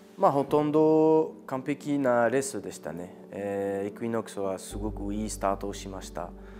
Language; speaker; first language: Japanese; non-native, fluent; French